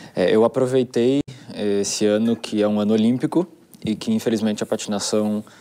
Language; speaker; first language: Portuguese; native; Portuguese